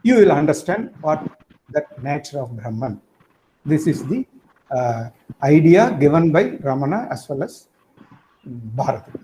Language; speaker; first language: English; non-native, local second language; Tamil